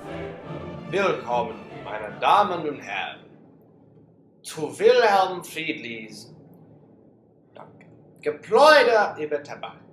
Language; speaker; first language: German; non-native, learner; English